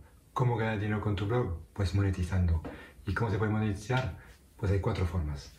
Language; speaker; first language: Spanish; non-native, fluent; French